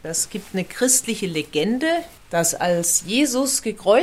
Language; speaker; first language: German; native; German